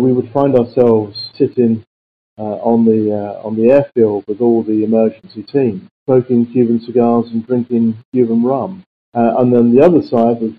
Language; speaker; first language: English; native; English